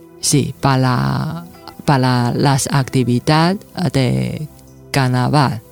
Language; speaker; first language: Spanish; non-native, fluent; Chinese